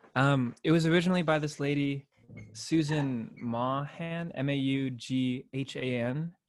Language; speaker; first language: English; native; English